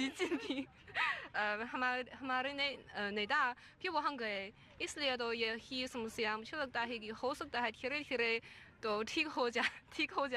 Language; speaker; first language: Hindi; non-native, fluent; Chinese